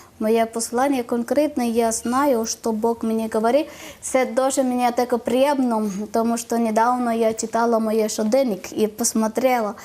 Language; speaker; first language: Ukrainian; non-native, learner; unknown